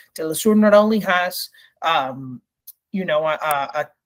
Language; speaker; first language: English; early bilingual, other home language; Spanish